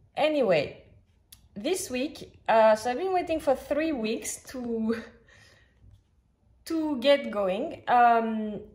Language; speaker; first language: English; non-native, fluent; French